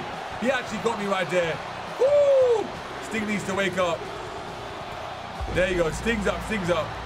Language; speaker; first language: English; native; English